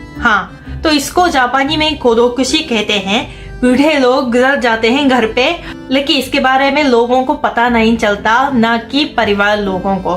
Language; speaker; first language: Hindi; non-native, fluent; Japanese